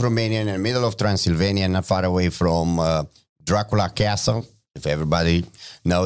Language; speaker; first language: English; non-native, fluent; Romanian